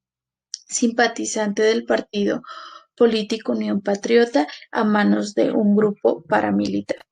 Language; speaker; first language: Spanish; native; Spanish